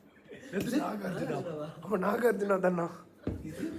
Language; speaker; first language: Tamil; non-native, learner; Malayalam